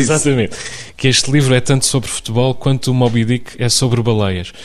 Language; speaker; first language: Portuguese; native; Portuguese